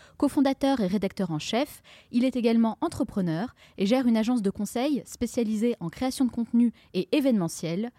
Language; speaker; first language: French; native; French